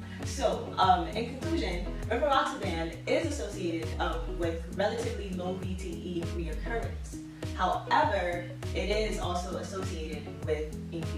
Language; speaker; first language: English; native; English